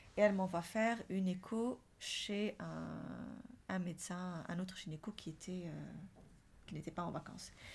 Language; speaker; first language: French; non-native, local second language; Arabic